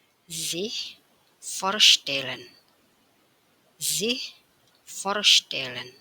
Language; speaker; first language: German; non-native, fluent; Indonesian